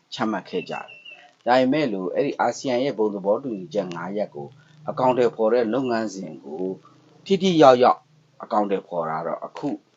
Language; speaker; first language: Burmese; non-native, local second language; Pa'o Karen